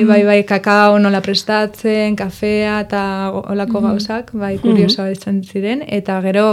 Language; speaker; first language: Basque; non-native, local second language; Spanish